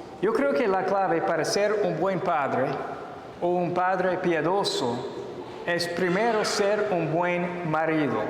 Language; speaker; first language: Spanish; non-native, fluent; English